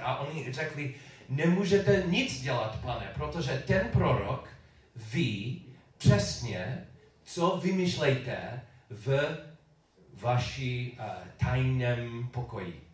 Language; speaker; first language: Czech; non-native, learner; English